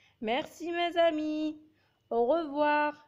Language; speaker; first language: French; non-native, local second language; Arabic